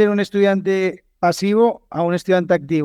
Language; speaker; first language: Spanish; native; Spanish